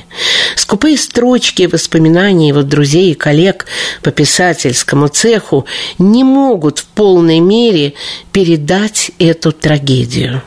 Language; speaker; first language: Russian; native; Russian